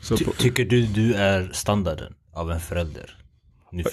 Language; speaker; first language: Swedish; early bilingual, other home language; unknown